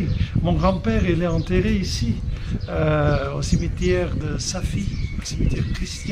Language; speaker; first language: French; non-native, fluent; Portuguese